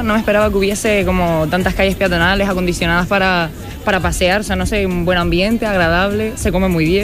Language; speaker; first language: Spanish; native; Spanish